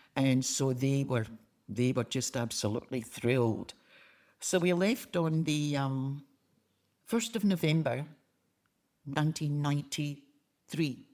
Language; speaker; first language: English; native; English